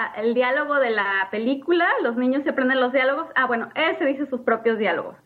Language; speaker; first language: Spanish; native; Spanish